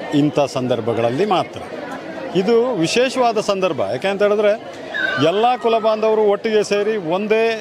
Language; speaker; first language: Kannada; native; Kannada